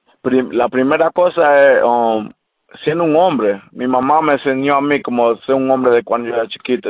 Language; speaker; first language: Spanish; early bilingual, heritage; English